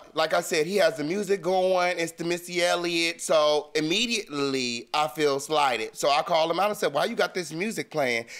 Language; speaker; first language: English; native; English